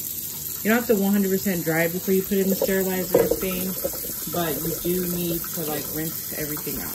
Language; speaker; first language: English; native; English